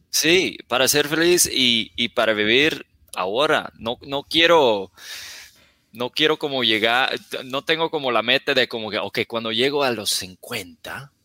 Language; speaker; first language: Spanish; non-native, fluent; English